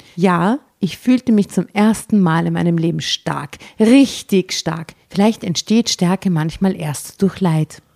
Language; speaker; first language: German; native; German